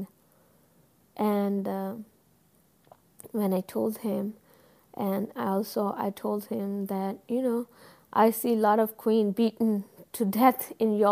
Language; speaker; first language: English; non-native, local second language; Punjabi